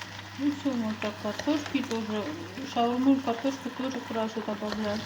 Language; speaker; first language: Russian; non-native, local second language; Kyrgyz